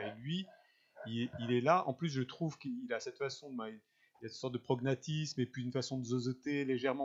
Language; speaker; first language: French; native; French